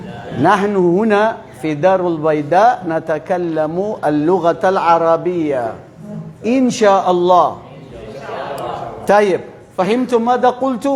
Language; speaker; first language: Arabic; non-native, fluent; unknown